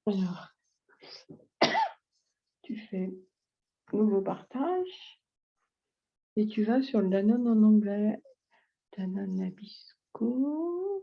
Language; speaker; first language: French; native; French